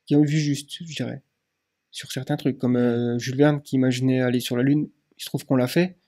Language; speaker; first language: French; native; French